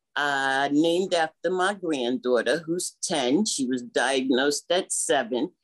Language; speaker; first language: English; native; English